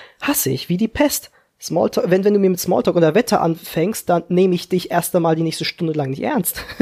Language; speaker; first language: German; early bilingual, other home language; Czech